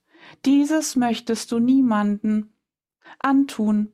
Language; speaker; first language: German; native; German